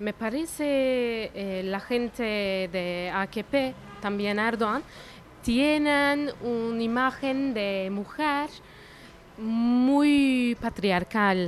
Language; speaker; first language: Spanish; non-native, fluent; Turkish